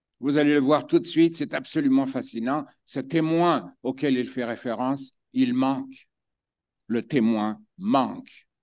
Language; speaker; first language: French; native; French